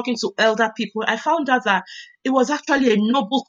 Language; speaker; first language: English; non-native, local second language; Yoruba